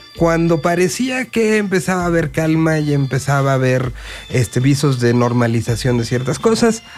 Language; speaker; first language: Spanish; native; Spanish